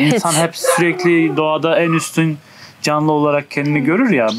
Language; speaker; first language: Turkish; native; Turkish